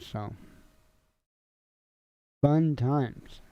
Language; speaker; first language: English; native; English